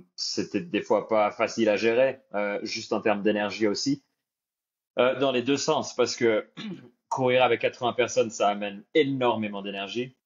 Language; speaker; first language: French; native; French